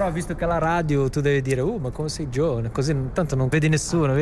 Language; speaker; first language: Italian; native; Italian